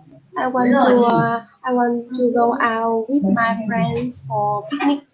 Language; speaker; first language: English; non-native, learner; Vietnamese